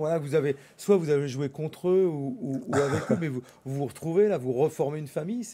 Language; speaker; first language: French; native; French